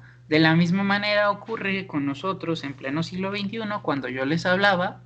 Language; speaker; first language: Spanish; native; Spanish